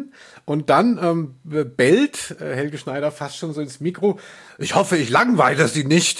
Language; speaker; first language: German; native; German